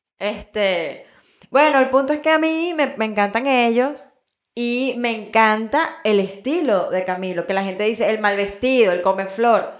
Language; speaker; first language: Spanish; native; Spanish